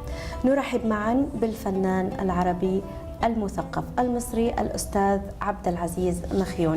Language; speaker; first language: Arabic; native; Arabic